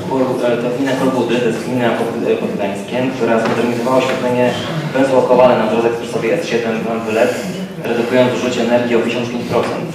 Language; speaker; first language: Polish; native; Polish